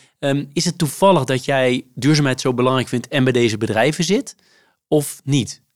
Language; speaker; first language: Dutch; native; Dutch